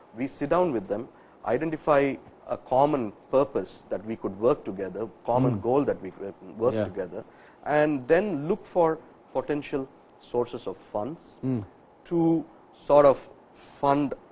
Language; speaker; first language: English; non-native, local second language; Tamil